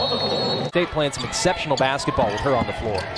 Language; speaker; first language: English; native; English